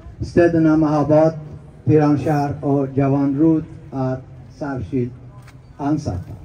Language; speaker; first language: Swedish; non-native, fluent; Persian